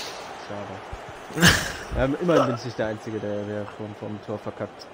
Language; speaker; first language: German; native; German